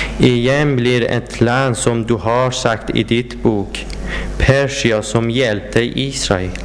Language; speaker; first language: Swedish; non-native, learner; Persian